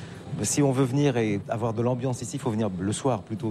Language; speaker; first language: French; native; French